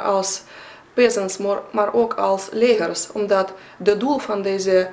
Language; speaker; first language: Dutch; non-native, fluent; Russian